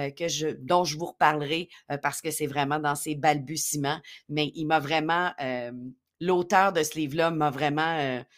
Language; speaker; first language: French; native; French